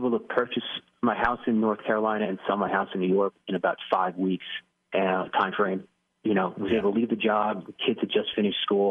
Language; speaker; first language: English; native; English